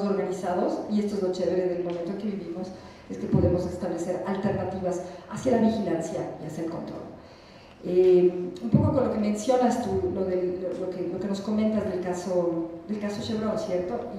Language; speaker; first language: Spanish; native; Spanish